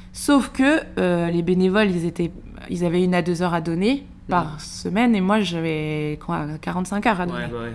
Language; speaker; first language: French; native; French